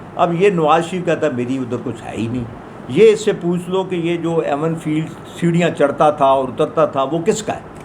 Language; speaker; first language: Urdu; non-native, local second language; Punjabi